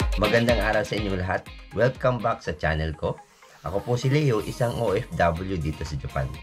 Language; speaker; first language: Filipino; native; Filipino